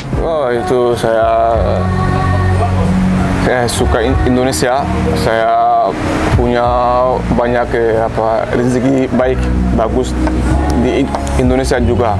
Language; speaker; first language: Indonesian; non-native, learner; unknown